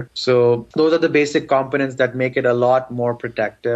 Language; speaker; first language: English; non-native, local second language; Urdu